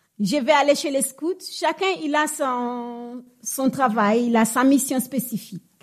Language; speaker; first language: French; non-native, local second language; Swahili